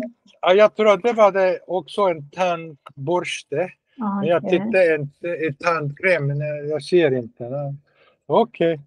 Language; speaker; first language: Swedish; non-native, learner; Russian